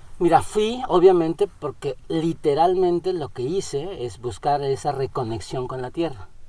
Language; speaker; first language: Spanish; non-native, local second language; Nahuatl languages